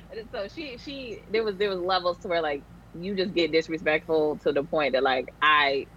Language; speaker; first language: English; native; English